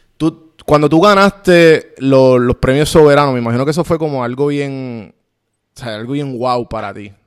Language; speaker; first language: Spanish; native; Spanish